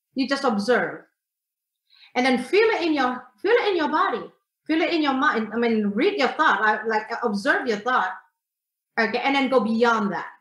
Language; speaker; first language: English; non-native, fluent; Indonesian